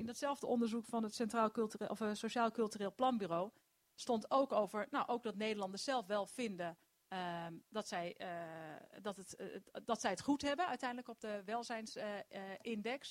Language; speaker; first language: Dutch; native; Dutch